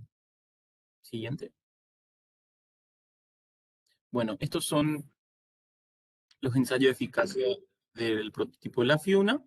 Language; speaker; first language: Spanish; native; Spanish